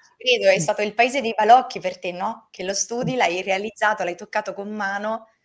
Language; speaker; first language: Italian; native; Italian